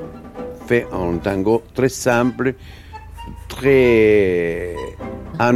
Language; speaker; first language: French; non-native, fluent; Spanish